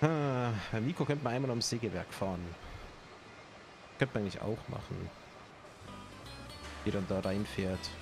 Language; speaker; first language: German; native; German